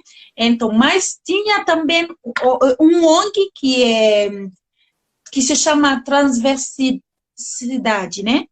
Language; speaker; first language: Portuguese; non-native, learner; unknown